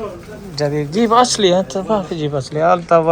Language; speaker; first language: Arabic; non-native, learner; Urdu